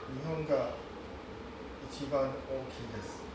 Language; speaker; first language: Japanese; non-native, learner; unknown